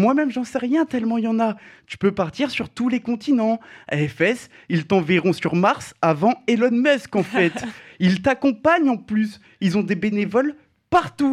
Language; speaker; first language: French; native; French